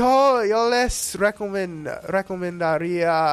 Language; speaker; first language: Spanish; non-native, learner; English